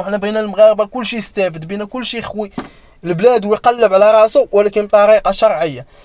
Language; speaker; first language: Arabic; native; Arabic